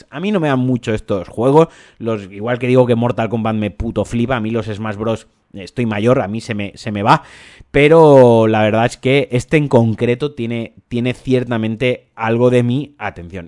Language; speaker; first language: Spanish; native; Spanish